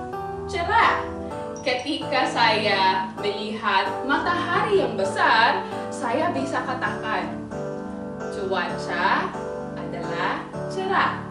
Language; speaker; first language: Indonesian; non-native, learner; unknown